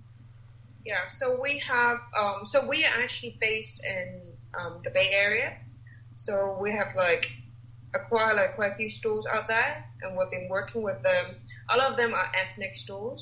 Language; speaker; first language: English; non-native, local second language; Cantonese